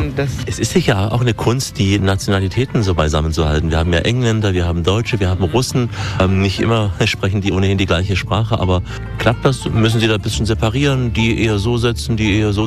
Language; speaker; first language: German; native; German